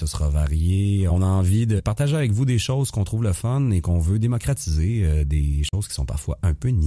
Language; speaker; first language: French; native; French